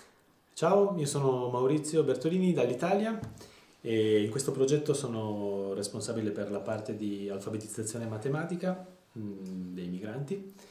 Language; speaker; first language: Italian; native; Italian